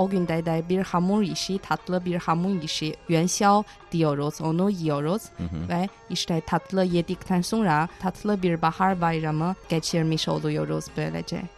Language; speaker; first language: Turkish; non-native, fluent; Chinese